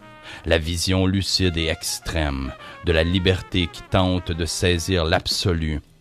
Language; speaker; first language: French; native; French